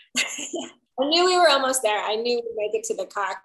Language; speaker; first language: English; native; English